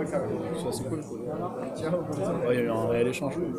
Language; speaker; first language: French; native; French